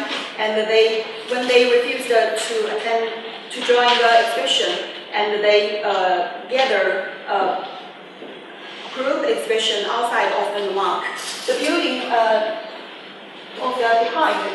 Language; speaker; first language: English; non-native, learner; Chinese